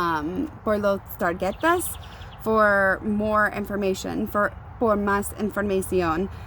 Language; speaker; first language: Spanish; non-native, learner; English